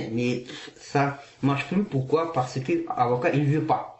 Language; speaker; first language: French; non-native, learner; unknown